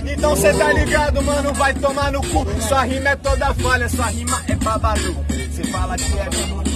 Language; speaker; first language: Portuguese; native; Portuguese